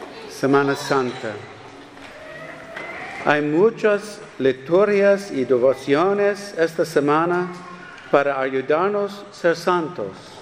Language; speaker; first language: Spanish; non-native, learner; English